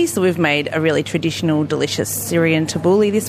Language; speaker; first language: English; native; English